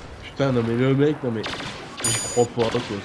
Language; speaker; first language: French; native; French